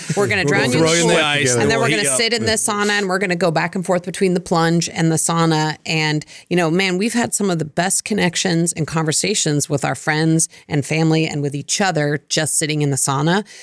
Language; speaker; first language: English; native; English